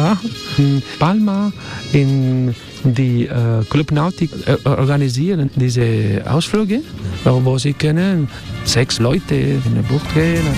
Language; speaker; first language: German; non-native, learner; Spanish